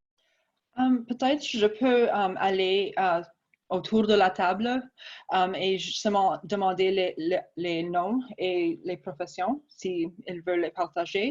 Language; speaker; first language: French; non-native, fluent; English